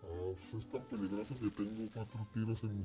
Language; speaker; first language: Spanish; native; Spanish